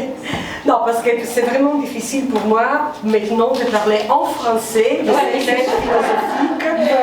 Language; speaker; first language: French; non-native, fluent; Italian